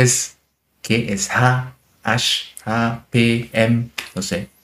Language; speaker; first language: Spanish; non-native, learner; German